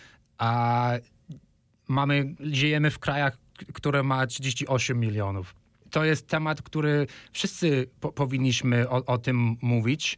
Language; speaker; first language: Polish; non-native, fluent; English